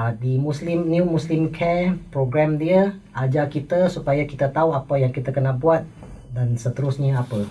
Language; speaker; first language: Malay; non-native, local second language; Min Nan Chinese